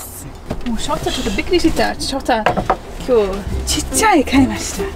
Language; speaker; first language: Japanese; non-native, learner; English